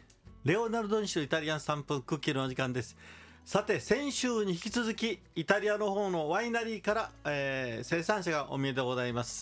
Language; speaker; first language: Japanese; native; Japanese